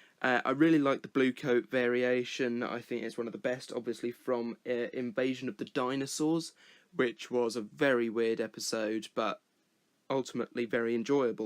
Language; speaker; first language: English; native; English